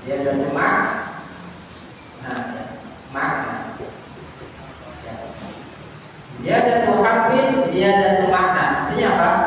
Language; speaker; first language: Arabic; non-native, fluent; Indonesian